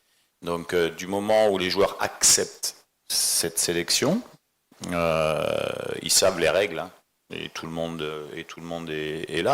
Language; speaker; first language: French; native; French